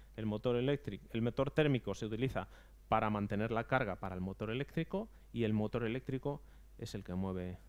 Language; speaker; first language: Spanish; native; Spanish